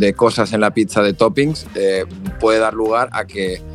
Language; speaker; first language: Spanish; native; Spanish